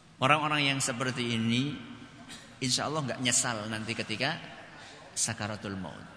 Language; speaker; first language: Indonesian; non-native, local second language; Javanese